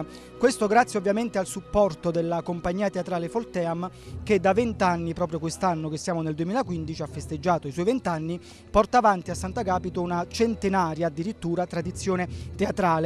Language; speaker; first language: Italian; native; Italian